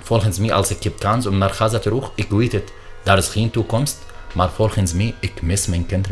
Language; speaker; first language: Dutch; non-native, learner; Arabic